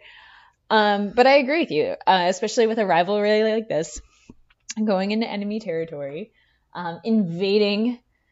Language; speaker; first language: English; native; English